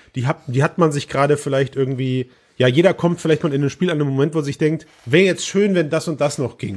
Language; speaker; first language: German; native; German